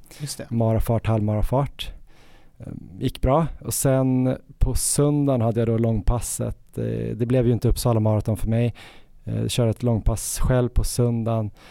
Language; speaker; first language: Swedish; native; Swedish